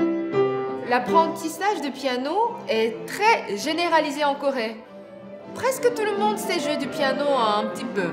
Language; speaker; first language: French; non-native, fluent; Korean